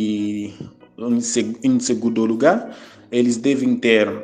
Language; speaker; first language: Portuguese; non-native, fluent; Haitian Creole